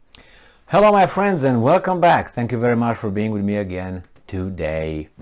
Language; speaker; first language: English; non-native, fluent; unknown